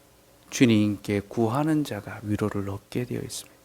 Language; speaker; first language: Korean; native; Korean